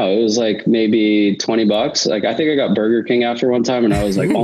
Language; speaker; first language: English; native; English